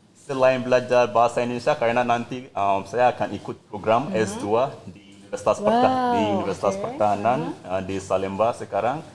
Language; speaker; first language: Indonesian; non-native, fluent; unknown